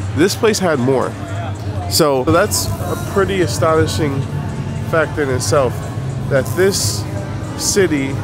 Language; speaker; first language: English; native; English